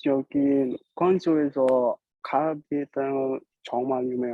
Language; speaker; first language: Korean; non-native, learner; Indonesian